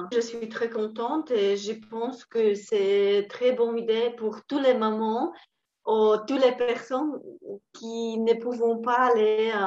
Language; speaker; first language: French; non-native, learner; Polish